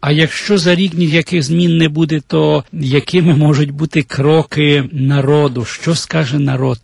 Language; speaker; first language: Ukrainian; native; Ukrainian